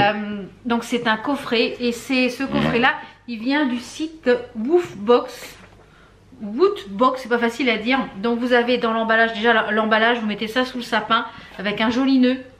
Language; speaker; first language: French; native; French